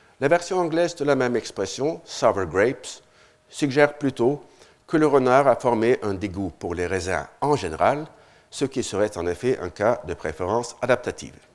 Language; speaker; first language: French; non-native, fluent; Norwegian